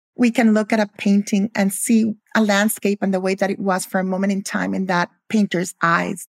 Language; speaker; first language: English; early bilingual, other home language; Spanish